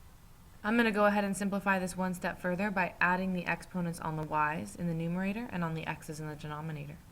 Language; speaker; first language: English; native; English